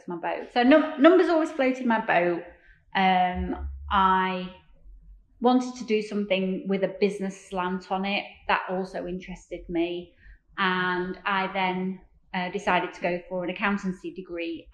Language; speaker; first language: English; native; English